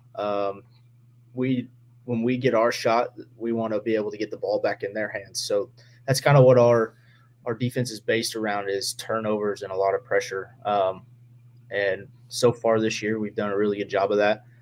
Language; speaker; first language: English; native; English